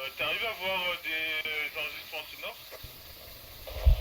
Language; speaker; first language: French; native; French